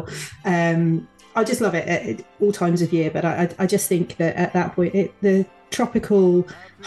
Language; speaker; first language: English; native; English